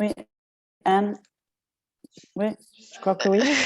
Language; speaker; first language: French; non-native, fluent; English